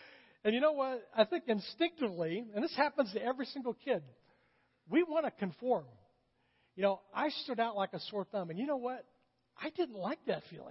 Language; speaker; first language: English; native; English